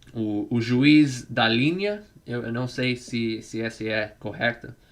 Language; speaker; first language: Portuguese; non-native, learner; English